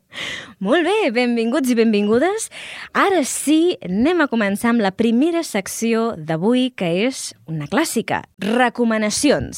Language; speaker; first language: Catalan; native; Catalan